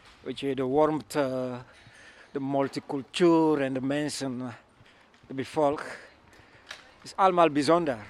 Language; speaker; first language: Dutch; non-native, learner; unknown